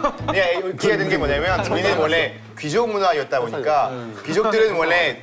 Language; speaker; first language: Korean; non-native, fluent; French